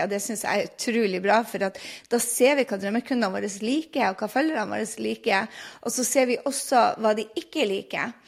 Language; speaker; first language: Norwegian; native; Norwegian